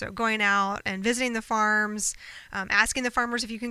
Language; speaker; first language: English; native; English